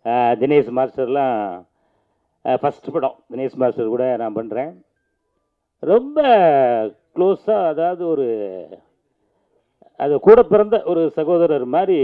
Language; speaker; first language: Tamil; native; Tamil